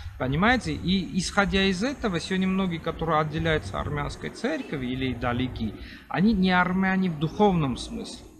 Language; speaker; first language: Russian; non-native, local second language; Armenian